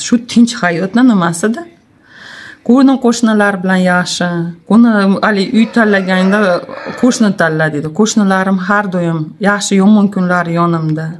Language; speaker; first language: Uzbek; non-native, local second language; Tatar